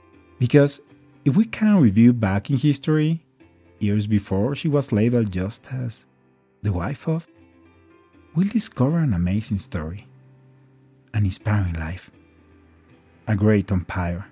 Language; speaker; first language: English; non-native, fluent; Spanish